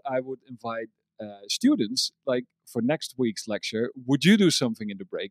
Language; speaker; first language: English; non-native, fluent; Dutch